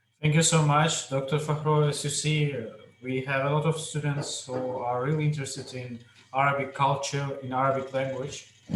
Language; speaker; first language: English; non-native, fluent; Russian